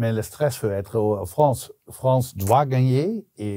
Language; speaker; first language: French; non-native, local second language; Dutch